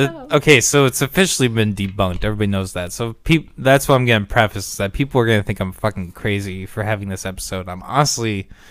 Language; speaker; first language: English; native; English